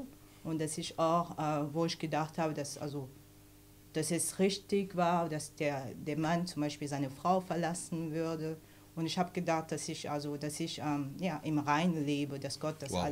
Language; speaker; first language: German; non-native, fluent; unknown